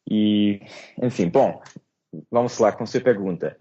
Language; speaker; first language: Portuguese; non-native, fluent; English